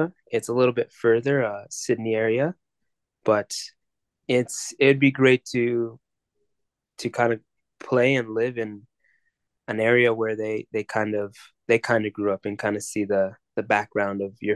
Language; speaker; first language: English; native; English